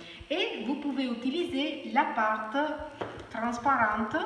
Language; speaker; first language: French; non-native, fluent; Spanish